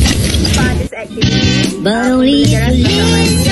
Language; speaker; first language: Malay; native; Malay